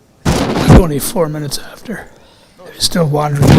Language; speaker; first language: English; native; English